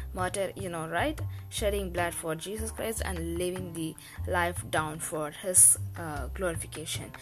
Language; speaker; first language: English; non-native, local second language; Tamil